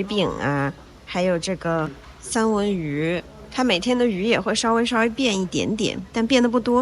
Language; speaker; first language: Chinese; native; Chinese